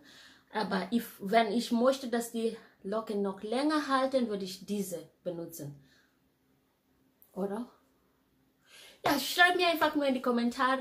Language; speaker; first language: German; non-native, fluent; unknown